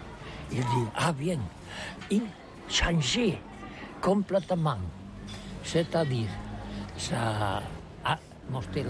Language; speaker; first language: French; non-native, learner; Catalan